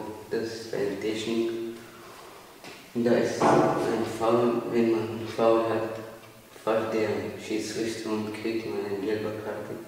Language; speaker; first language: German; non-native, learner; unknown